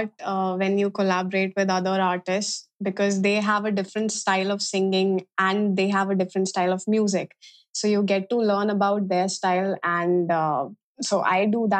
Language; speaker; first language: English; non-native, local second language; Hindi